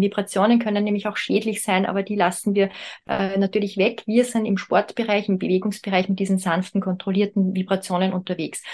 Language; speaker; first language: German; native; German